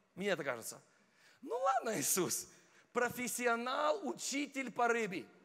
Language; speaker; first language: Russian; non-native, fluent; English